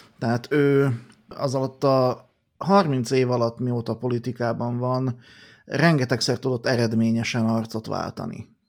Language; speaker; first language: Hungarian; native; Hungarian